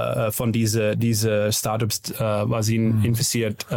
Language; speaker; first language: German; non-native, learner; Dutch